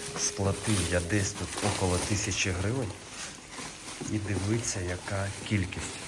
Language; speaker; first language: Ukrainian; native; Ukrainian